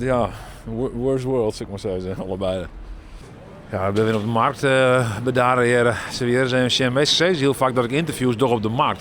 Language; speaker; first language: Dutch; non-native, local second language; Western Frisian